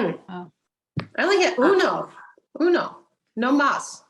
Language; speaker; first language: Spanish; non-native, learner; English